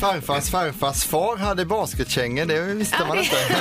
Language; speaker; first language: Swedish; native; Swedish